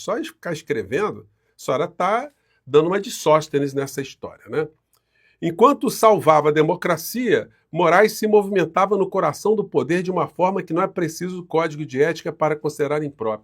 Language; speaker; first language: Portuguese; native; Portuguese